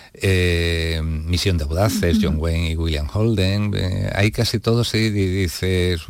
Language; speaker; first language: Spanish; native; Spanish